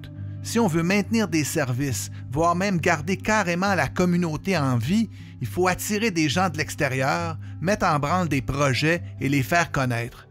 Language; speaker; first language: French; native; French